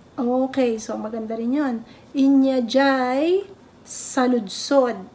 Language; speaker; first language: Filipino; native; Filipino